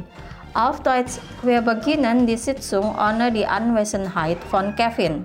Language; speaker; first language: German; non-native, fluent; Indonesian